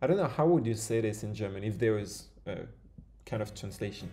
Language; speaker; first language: English; non-native, fluent; French